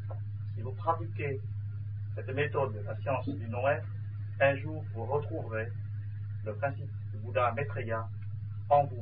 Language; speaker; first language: French; non-native, fluent; Vietnamese